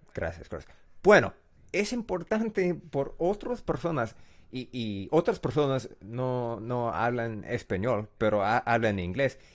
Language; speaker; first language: Spanish; non-native, learner; English